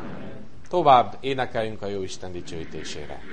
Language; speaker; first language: Hungarian; native; Hungarian